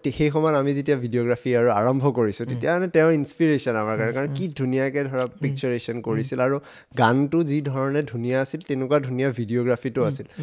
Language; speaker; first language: Assamese; native; Assamese